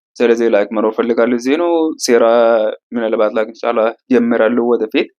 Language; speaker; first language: Amharic; non-native, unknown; Arabic